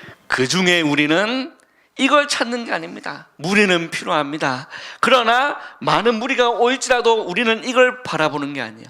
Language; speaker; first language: Korean; native; Korean